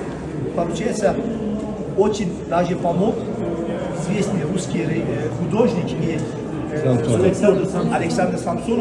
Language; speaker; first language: Russian; non-native, fluent; Turkish